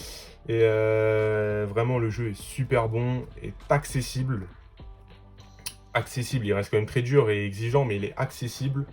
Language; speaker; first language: French; native; French